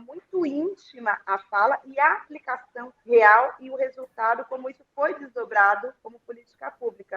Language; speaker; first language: Portuguese; native; Portuguese